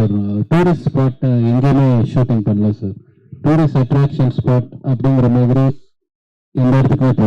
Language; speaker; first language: Tamil; native; Tamil